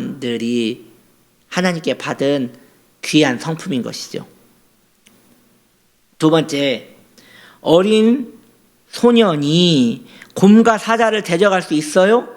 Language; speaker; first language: Korean; native; Korean